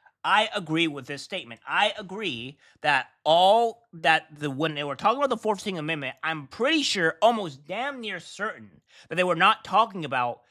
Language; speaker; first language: English; native; English